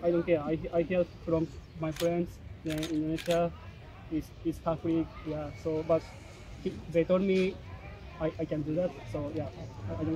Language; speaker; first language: English; non-native, learner; Japanese